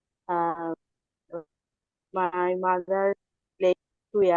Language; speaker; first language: English; non-native, learner; Bangla